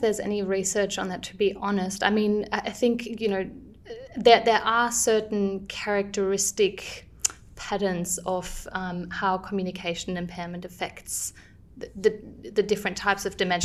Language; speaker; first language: English; non-native, fluent; German